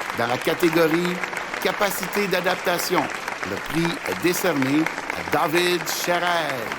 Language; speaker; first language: French; native; French